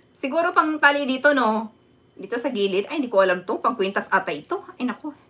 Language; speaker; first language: Filipino; non-native, local second language; Cebuano